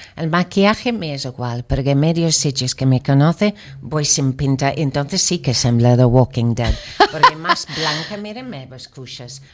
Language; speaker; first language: Spanish; non-native, fluent; English